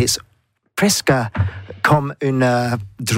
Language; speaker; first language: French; non-native, learner; English